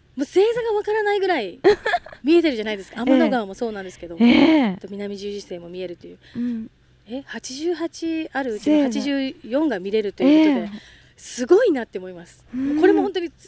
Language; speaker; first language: Japanese; native; Japanese